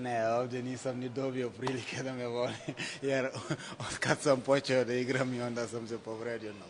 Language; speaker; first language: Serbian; non-native, fluent; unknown